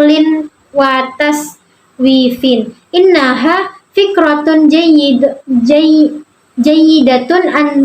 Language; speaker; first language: Arabic; non-native, learner; Indonesian